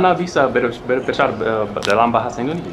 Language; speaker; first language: Indonesian; non-native, learner; English